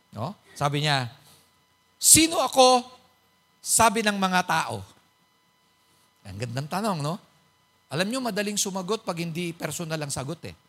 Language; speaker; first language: Filipino; native; Filipino